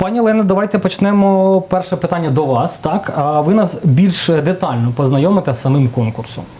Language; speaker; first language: Ukrainian; native; Ukrainian